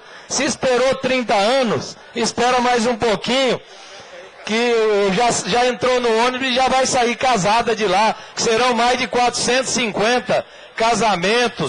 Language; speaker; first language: Portuguese; native; Portuguese